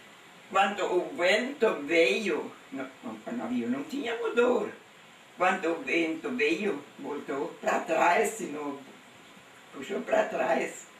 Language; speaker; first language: Portuguese; non-native, local second language; German